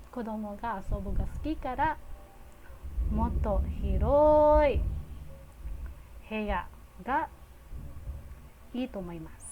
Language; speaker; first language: Japanese; non-native, fluent; Filipino